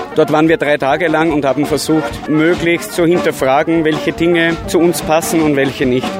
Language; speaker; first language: German; native; German